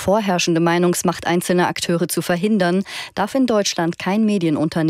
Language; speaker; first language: German; native; German